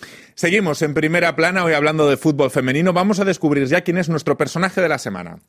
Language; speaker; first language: Spanish; native; Spanish